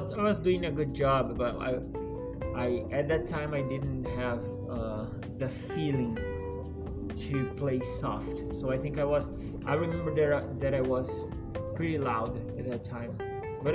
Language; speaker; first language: English; non-native, fluent; Portuguese